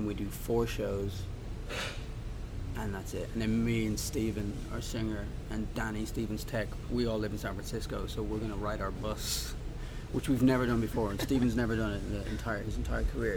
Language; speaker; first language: English; native; English